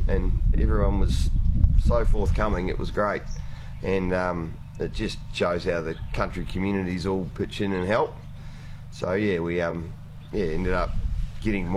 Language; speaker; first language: English; native; English